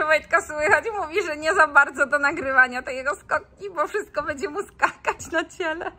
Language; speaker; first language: Polish; native; Polish